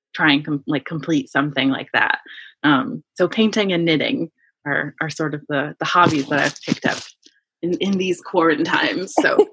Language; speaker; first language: English; early bilingual, other home language; Yoruba